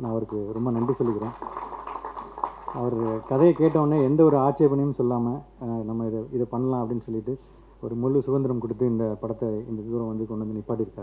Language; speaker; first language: Tamil; native; Tamil